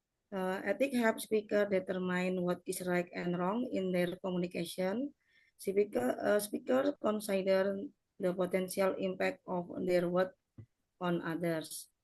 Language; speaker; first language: English; non-native, learner; Indonesian